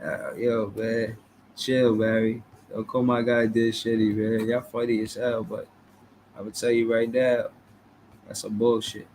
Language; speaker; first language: English; native; English